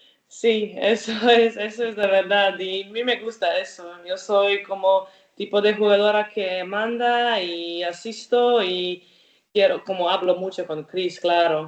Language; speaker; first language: Spanish; non-native, learner; Croatian